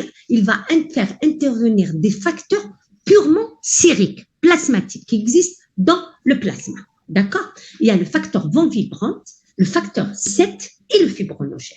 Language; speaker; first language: French; non-native, local second language; Arabic